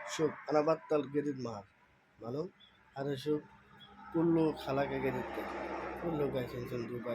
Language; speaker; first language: Arabic; non-native, learner; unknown